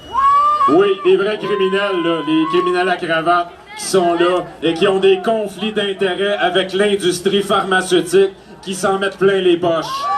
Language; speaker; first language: French; native; French